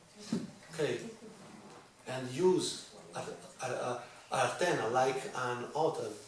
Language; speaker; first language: English; non-native, learner; Italian